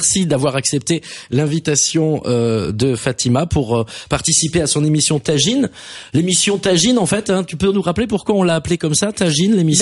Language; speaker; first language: French; native; French